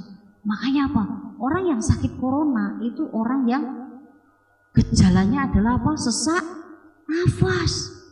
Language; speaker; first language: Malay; non-native, local second language; Javanese